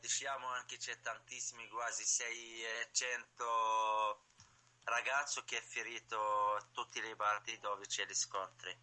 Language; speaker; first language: Italian; non-native, learner; Arabic